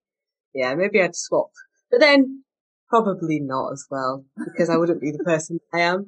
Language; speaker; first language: English; native; English